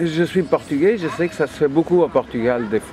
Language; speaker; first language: French; non-native, fluent; Portuguese